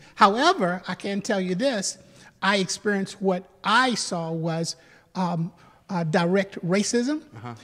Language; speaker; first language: English; native; English